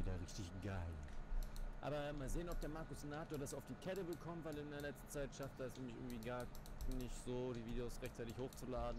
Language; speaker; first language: German; native; German